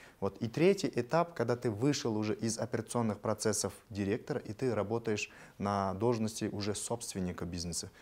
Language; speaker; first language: Russian; native; Russian